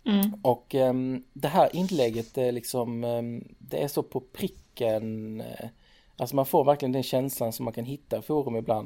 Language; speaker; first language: Swedish; native; Swedish